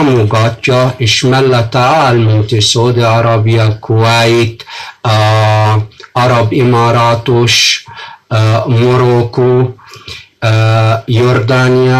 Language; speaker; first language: Hungarian; non-native, fluent; Arabic